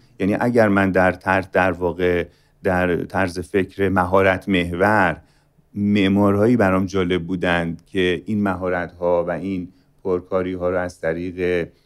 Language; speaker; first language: Persian; native; Persian